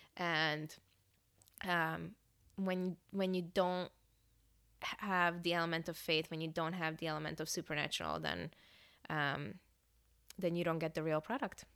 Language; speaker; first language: English; early bilingual, other home language; Hungarian